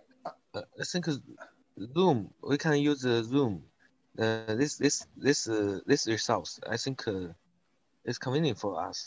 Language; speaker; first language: English; non-native, learner; Chinese